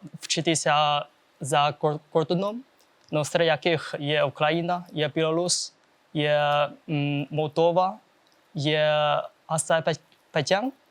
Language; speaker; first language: Ukrainian; non-native, learner; Chinese